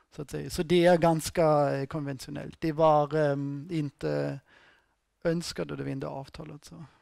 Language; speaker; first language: Swedish; non-native, fluent; German